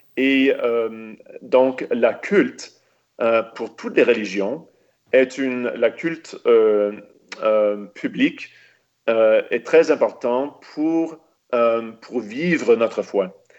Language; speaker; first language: French; non-native, local second language; English